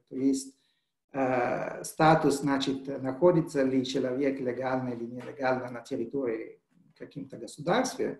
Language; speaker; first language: Russian; non-native, fluent; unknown